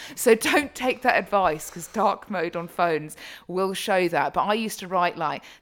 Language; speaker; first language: English; native; English